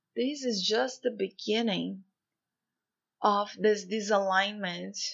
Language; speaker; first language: English; non-native, fluent; Portuguese